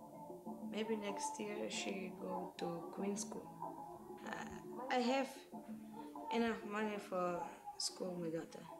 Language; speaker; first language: English; non-native, learner; Uzbek